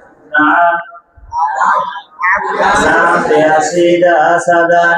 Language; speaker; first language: Arabic; non-native, fluent; Bangla